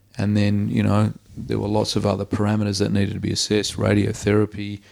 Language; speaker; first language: English; native; English